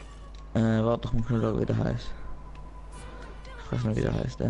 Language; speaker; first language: German; native; German